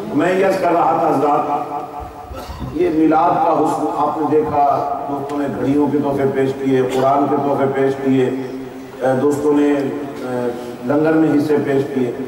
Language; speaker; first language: Urdu; non-native, local second language; Punjabi